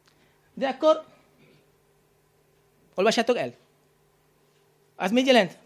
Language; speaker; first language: Hungarian; non-native, learner; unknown